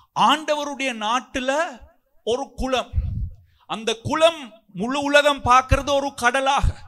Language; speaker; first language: Tamil; non-native, local second language; Sinhala